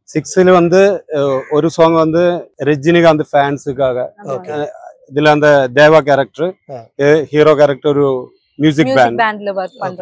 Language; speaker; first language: Tamil; non-native, learner; Malayalam